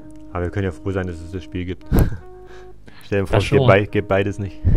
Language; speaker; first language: German; native; German